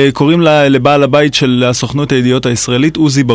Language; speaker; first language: Hebrew; native; Hebrew